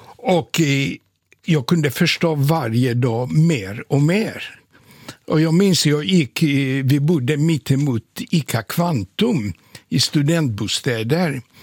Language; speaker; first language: Swedish; non-native, fluent; Polish